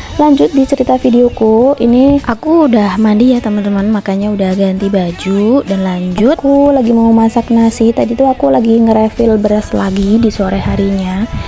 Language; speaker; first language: Indonesian; non-native, local second language; Javanese